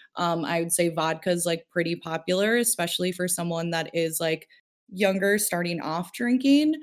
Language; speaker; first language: English; early bilingual, other home language; Filipino